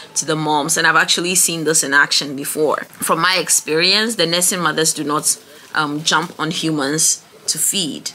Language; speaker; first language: English; non-native, local second language; Ewe